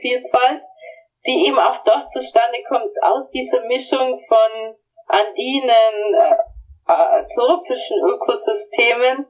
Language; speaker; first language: German; native; German